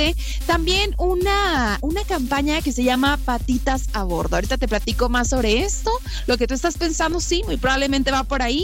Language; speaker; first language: Spanish; native; Spanish